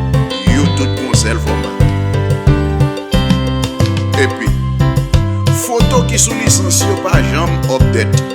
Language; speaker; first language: French; non-native, learner; Haitian Creole